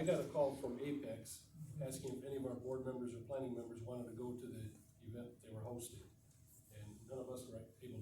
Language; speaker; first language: English; native; English